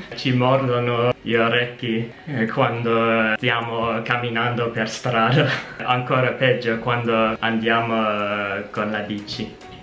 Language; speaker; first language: Italian; non-native, fluent; English